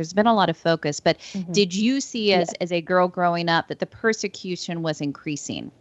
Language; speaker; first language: English; native; English